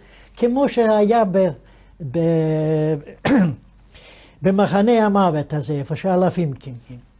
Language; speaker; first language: Hebrew; non-native, fluent; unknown